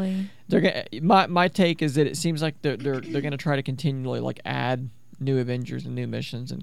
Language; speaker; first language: English; native; English